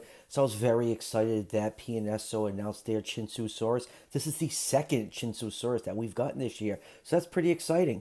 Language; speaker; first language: English; native; English